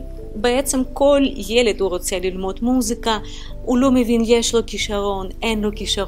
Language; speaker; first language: Hebrew; non-native, fluent; Russian